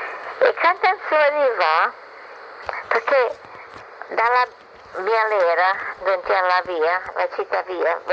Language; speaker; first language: Italian; early bilingual, heritage; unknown